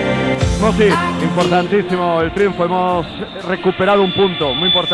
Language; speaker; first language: Spanish; native; Spanish